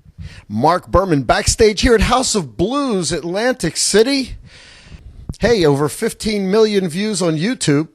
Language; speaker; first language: English; native; English